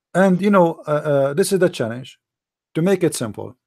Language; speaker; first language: English; non-native, local second language; Arabic